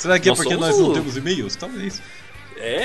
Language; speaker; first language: Portuguese; native; Portuguese